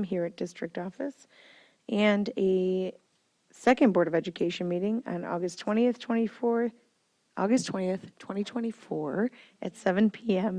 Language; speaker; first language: English; native; English